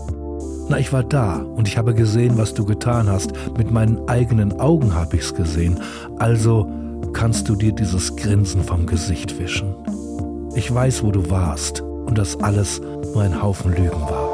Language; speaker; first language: German; native; German